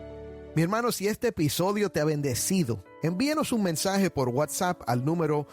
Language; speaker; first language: Spanish; native; Spanish